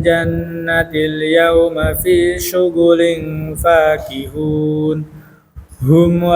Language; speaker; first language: Arabic; non-native, learner; Indonesian